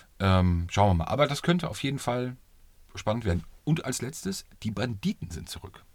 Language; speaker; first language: German; native; German